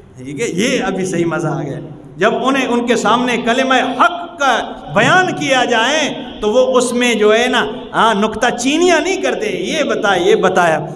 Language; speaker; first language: Urdu; non-native, local second language; Pashto